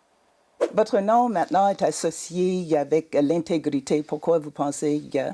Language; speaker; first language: French; native; French